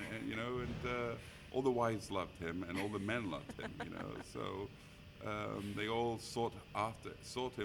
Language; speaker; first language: English; native; English